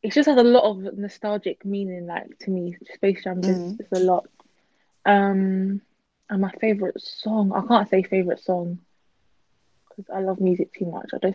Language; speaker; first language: English; native; English